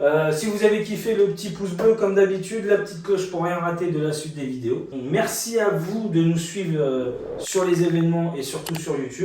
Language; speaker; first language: French; native; French